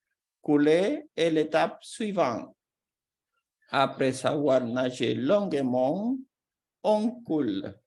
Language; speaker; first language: French; non-native, fluent; Portuguese